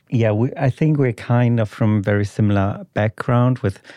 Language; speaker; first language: English; non-native, fluent; German